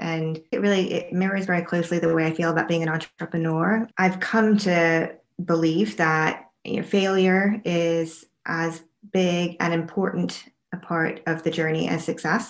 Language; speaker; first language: English; native; English